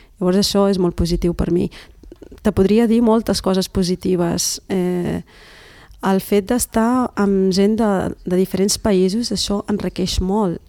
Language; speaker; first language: Catalan; early bilingual, other home language; Arabic